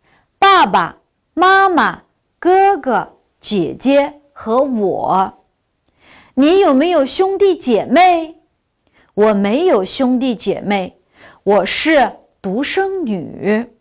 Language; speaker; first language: Chinese; non-native, local second language; Uyghur